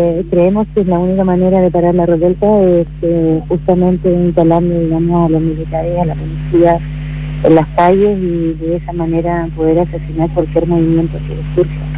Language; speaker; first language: Spanish; native; Spanish